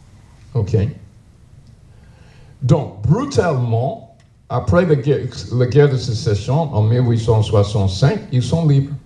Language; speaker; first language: French; non-native, learner; English